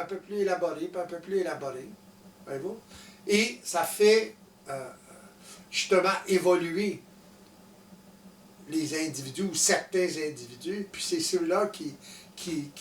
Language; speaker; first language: French; native; French